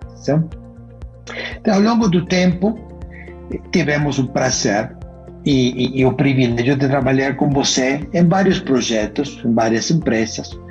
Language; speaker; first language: Portuguese; non-native, fluent; Spanish